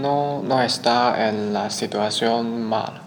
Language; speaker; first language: Spanish; non-native, learner; Chinese